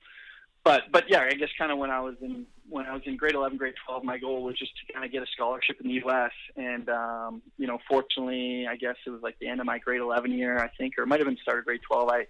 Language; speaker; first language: English; native; English